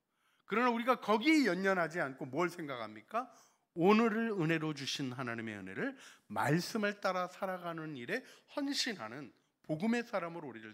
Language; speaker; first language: Korean; native; Korean